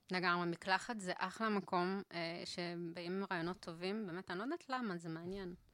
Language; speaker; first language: Hebrew; native; Hebrew